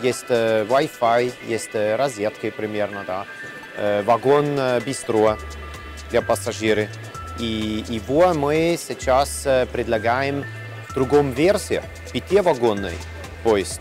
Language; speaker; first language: Russian; non-native, learner; German